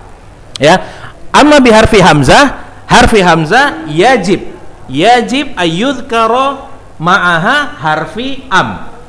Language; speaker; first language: Arabic; non-native, fluent; Indonesian